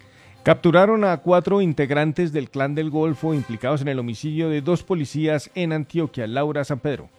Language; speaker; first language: Spanish; native; Spanish